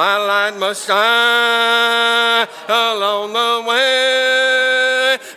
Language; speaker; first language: English; native; English